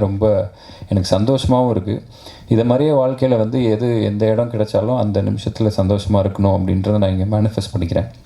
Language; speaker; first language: Tamil; native; Tamil